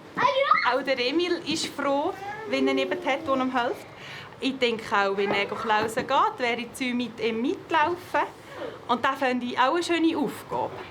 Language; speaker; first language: German; native; German